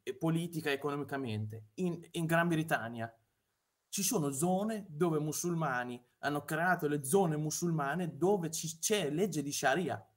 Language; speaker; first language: Italian; non-native, fluent; Persian